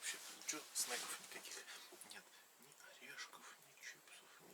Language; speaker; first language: Russian; native; Russian